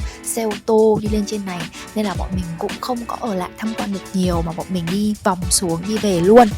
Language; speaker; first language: Vietnamese; native; Vietnamese